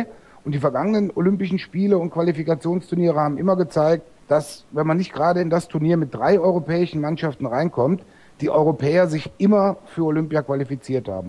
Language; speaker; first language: German; native; German